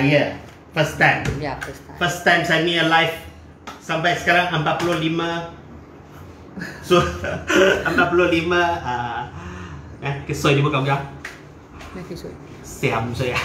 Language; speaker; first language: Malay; non-native, local second language; Chinese